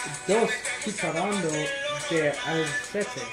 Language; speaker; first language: Spanish; non-native, learner; English